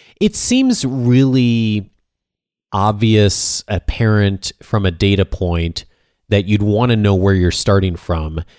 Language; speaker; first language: English; native; English